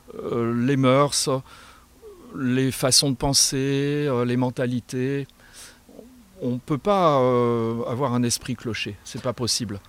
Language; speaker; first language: French; native; French